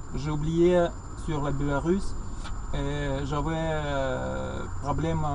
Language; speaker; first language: French; non-native, learner; Russian